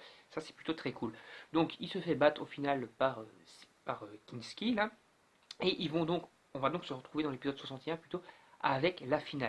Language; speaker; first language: French; native; French